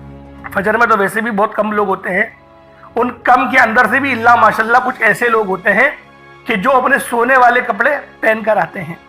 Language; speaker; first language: Urdu; native; Urdu